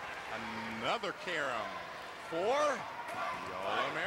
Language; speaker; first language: English; native; English